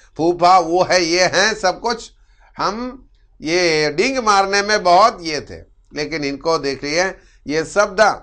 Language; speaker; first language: Hindi; non-native, local second language; Malayalam